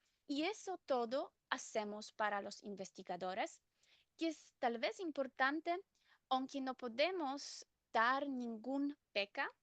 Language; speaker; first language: Spanish; non-native, fluent; German